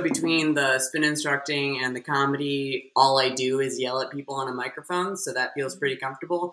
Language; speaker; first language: English; native; English